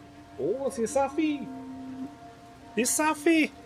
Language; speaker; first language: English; non-native, fluent; Spanish